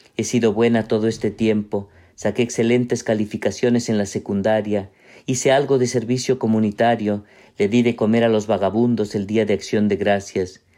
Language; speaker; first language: Spanish; native; Spanish